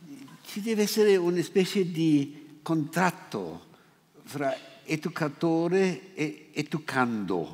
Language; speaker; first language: Italian; non-native, fluent; German